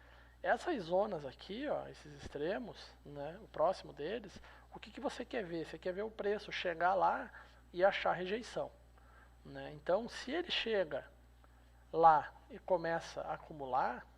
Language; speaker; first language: Portuguese; native; Portuguese